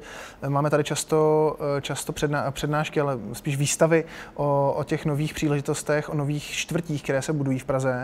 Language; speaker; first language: Czech; native; Czech